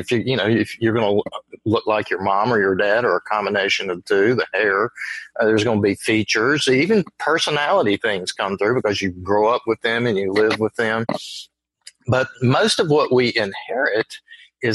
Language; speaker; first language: English; native; English